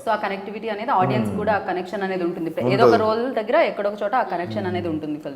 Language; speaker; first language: Telugu; native; Telugu